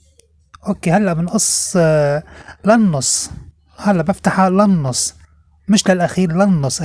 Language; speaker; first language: Arabic; native; Arabic